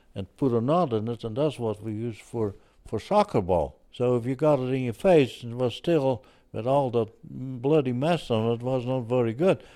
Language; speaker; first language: English; early bilingual, other home language; Dutch